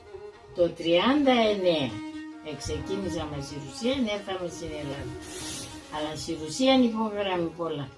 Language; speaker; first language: Greek; early bilingual, other home language; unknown